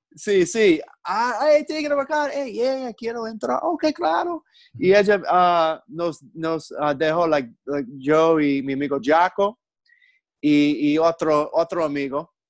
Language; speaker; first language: Spanish; non-native, learner; English